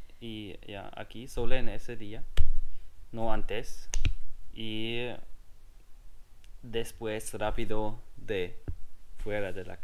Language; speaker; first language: Spanish; non-native, learner; German